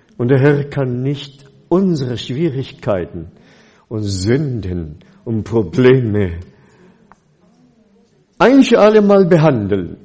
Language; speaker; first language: German; non-native, fluent; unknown